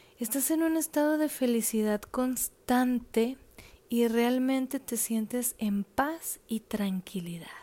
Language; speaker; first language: Spanish; native; Spanish